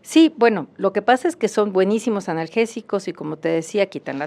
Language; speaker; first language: Spanish; native; Spanish